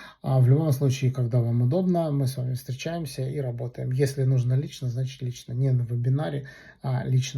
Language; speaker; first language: Russian; native; Russian